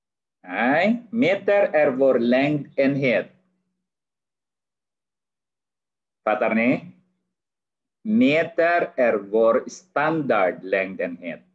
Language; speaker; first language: Swedish; non-native, fluent; Arabic